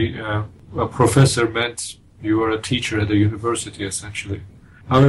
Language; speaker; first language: English; non-native, fluent; Turkish